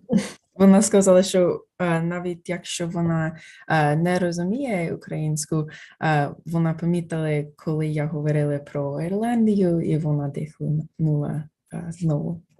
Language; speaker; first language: Ukrainian; non-native, fluent; English